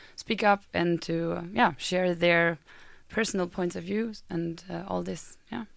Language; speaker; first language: English; non-native, fluent; German